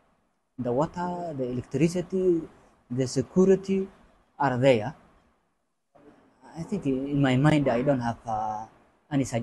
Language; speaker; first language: English; non-native, fluent; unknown